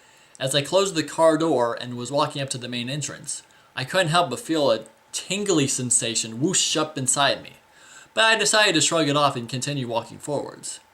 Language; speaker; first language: English; native; English